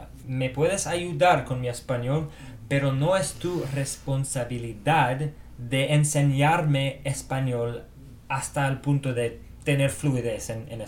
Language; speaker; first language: Spanish; non-native, fluent; English